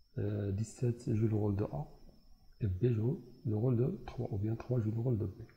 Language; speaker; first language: French; non-native, local second language; Arabic